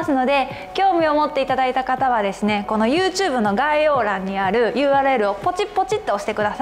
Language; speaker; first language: Japanese; native; Japanese